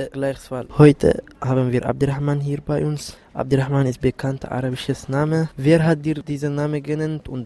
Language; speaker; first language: German; non-native, learner; Tigrinya